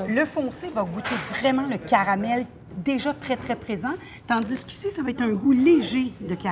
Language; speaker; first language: French; native; French